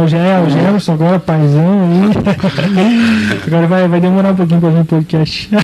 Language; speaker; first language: Portuguese; native; Portuguese